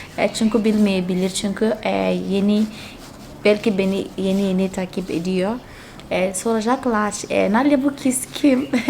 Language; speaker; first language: Turkish; non-native, fluent; Portuguese